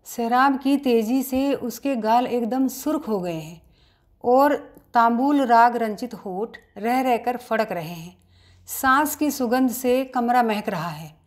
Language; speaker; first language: Hindi; native; Hindi